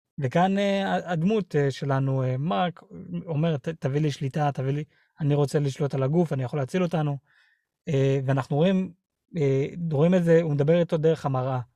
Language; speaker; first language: Hebrew; early bilingual, other home language; English